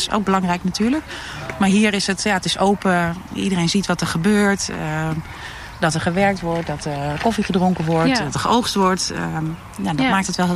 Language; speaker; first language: Dutch; native; Dutch